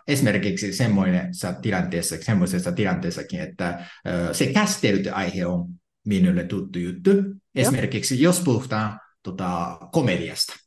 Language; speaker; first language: Finnish; non-native, fluent; Japanese